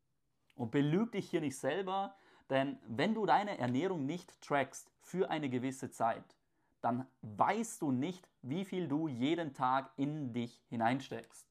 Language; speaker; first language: German; native; German